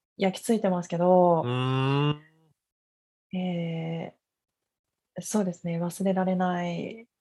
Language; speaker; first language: Japanese; native; Japanese